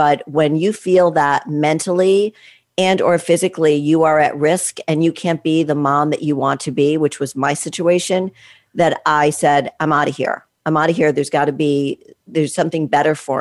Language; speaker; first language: English; native; English